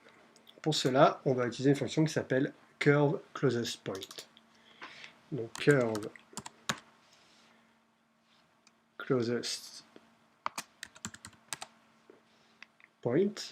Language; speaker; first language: French; native; French